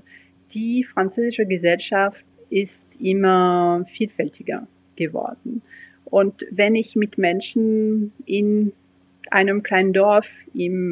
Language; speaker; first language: German; non-native, fluent; French